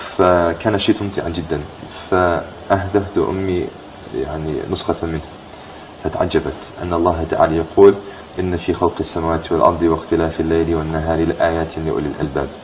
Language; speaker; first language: Arabic; non-native, fluent; English